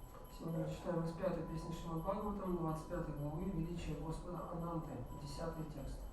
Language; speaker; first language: Russian; native; Russian